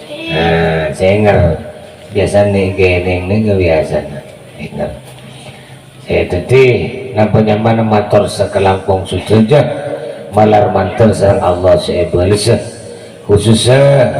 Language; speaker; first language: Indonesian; non-native, local second language; Madurese